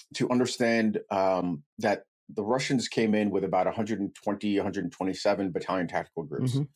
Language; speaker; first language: English; native; English